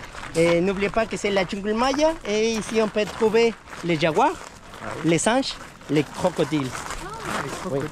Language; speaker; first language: French; non-native, learner; Spanish